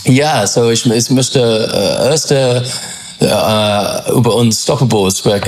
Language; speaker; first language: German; non-native, learner; English